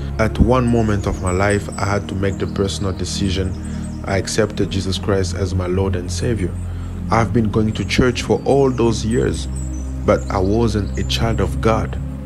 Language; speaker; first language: English; non-native, fluent; French